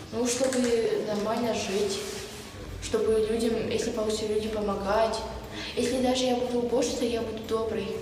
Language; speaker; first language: Russian; non-native, learner; Kyrgyz